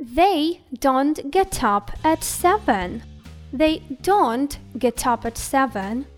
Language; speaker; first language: English; non-native, fluent; Ukrainian